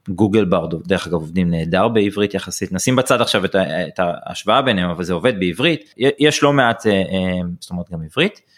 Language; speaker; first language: Hebrew; native; Hebrew